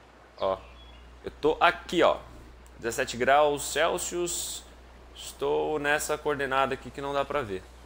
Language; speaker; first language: Portuguese; native; Portuguese